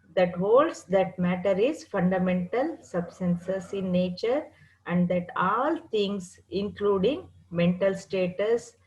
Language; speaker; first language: English; non-native, local second language; Kannada